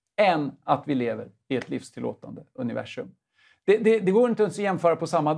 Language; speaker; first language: Swedish; native; Swedish